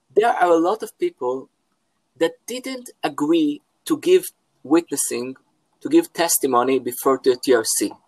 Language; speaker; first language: English; non-native, fluent; Hebrew